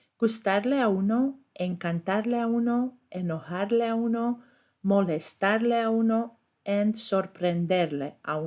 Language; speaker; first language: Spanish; non-native, fluent; English